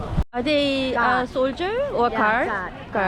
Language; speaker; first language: English; non-native, learner; Korean